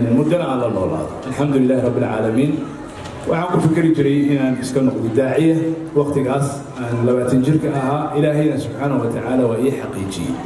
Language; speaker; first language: Somali; early bilingual, heritage; Somali